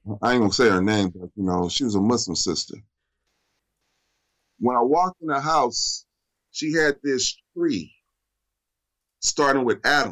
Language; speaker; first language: English; native; English